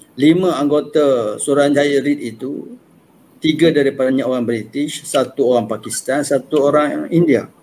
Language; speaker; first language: Malay; native; Malay